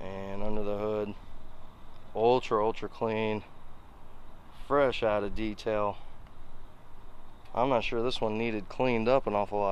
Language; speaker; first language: English; native; English